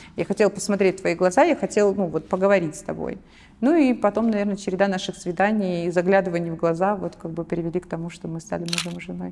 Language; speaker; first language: Russian; native; Russian